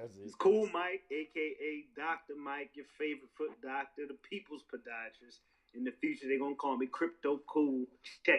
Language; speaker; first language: English; native; English